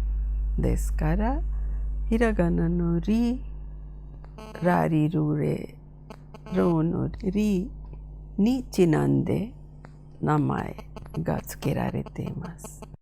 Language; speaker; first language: Japanese; non-native, fluent; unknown